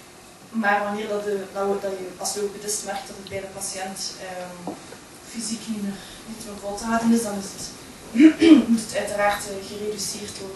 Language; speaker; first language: Dutch; native; Dutch